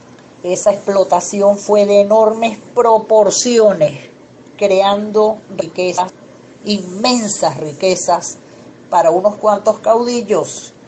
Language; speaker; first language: Spanish; native; Spanish